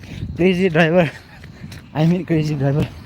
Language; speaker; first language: Hindi; non-native, local second language; Thado Chin